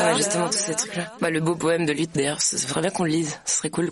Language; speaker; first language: French; native; French